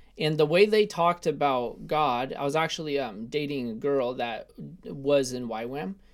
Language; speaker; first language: English; early bilingual, other home language; Russian